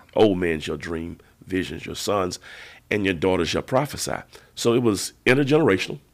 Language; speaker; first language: English; native; English